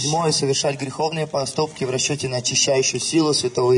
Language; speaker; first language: Russian; native; Russian